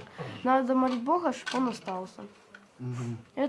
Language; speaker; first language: Russian; native; Russian